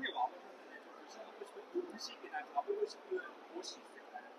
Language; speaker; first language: Korean; non-native, fluent; Thai